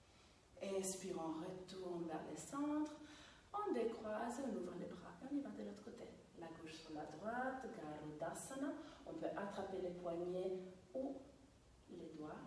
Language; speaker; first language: French; non-native, fluent; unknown